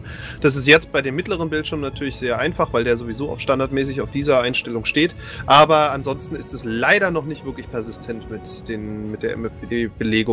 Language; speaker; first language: German; native; German